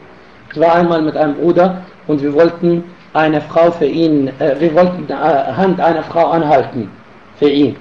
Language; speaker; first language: German; non-native, fluent; Arabic